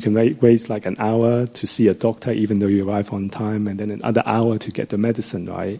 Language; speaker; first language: English; non-native, local second language; Cantonese